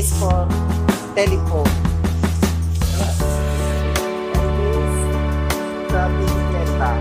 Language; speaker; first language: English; non-native, learner; Filipino